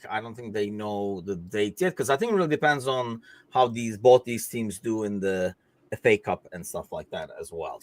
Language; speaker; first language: English; native; English